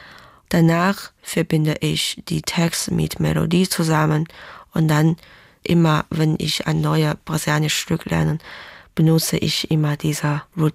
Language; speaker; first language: German; non-native, fluent; Chinese